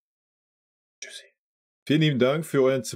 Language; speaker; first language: German; native; German